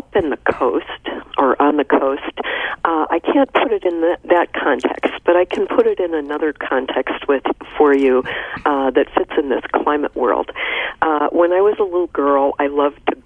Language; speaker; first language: English; native; English